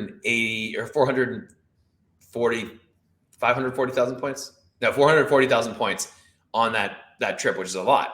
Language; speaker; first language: English; native; English